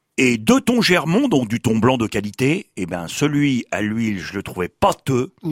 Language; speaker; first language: French; native; French